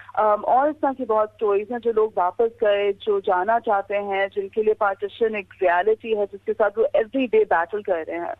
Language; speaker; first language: Urdu; native; Urdu